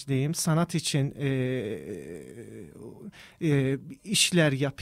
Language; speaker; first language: Turkish; non-native, fluent; Persian